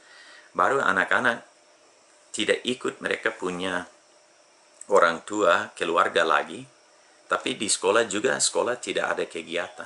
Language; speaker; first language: Indonesian; non-native, fluent; English